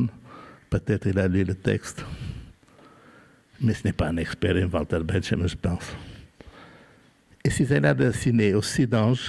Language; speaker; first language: French; non-native, fluent; Portuguese